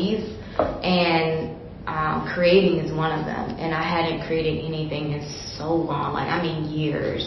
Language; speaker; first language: English; native; English